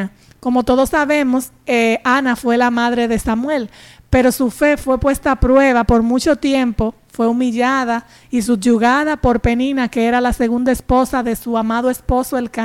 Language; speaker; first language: Spanish; native; Spanish